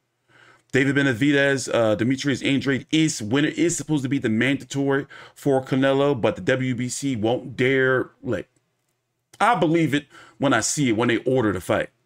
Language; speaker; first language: English; native; English